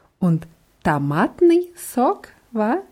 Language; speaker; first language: German; non-native, fluent; Russian